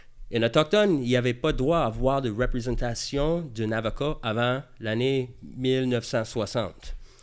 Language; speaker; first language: French; early bilingual, heritage; French